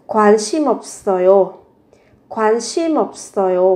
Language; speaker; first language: Korean; non-native, fluent; Vietnamese